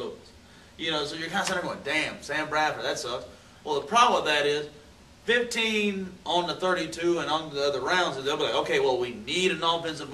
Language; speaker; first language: English; native; English